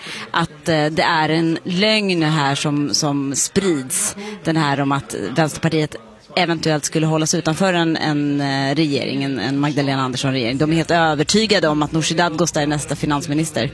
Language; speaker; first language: Swedish; native; Swedish